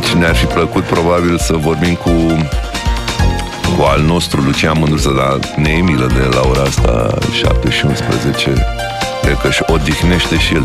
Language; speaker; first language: Romanian; native; Romanian